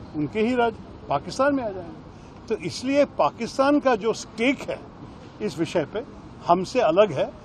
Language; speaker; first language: Hindi; non-native, local second language; Malayalam